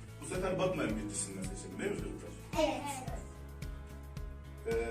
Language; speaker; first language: Turkish; native; Turkish